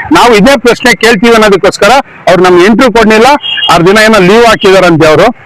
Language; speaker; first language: Kannada; native; Kannada